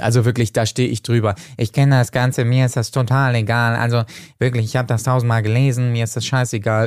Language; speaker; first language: German; native; German